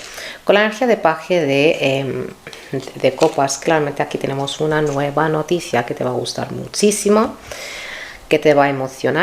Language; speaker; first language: Spanish; native; Spanish